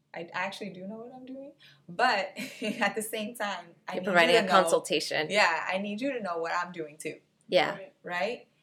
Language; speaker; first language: English; non-native, fluent; Portuguese